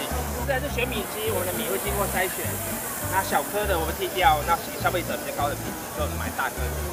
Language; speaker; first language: Chinese; native; Chinese